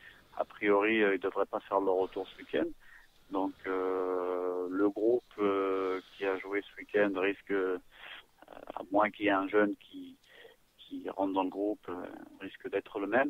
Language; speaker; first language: French; native; French